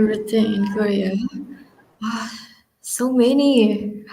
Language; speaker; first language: English; non-native, learner; Indonesian